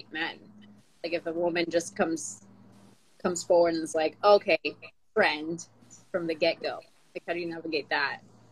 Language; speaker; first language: English; non-native, local second language; Filipino